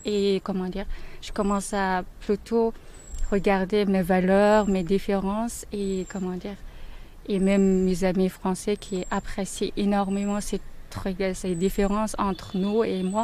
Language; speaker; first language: French; non-native, learner; Mongolian